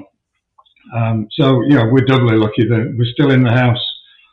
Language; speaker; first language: English; native; English